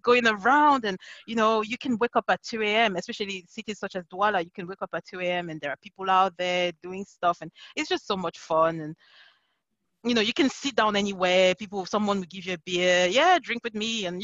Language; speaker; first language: English; non-native, local second language; French